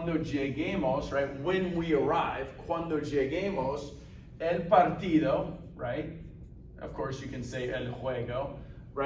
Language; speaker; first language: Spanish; non-native, fluent; English